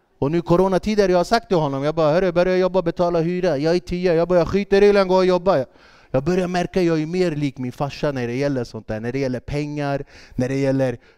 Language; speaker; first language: Swedish; early bilingual, other home language; Kurdish